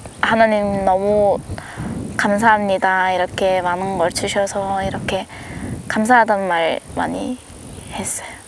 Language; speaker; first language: Korean; non-native, fluent; Mongolian